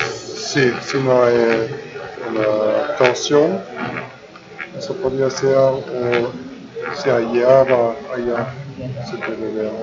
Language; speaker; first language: Spanish; non-native, fluent; German